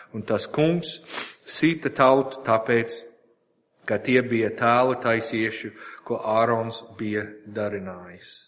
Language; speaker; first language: Latvian; non-native, fluent; English